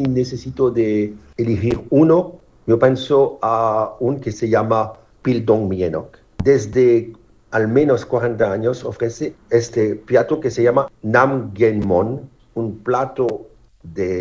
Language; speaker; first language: Spanish; non-native, learner; French